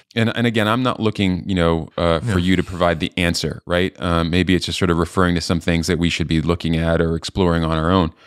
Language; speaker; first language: English; native; English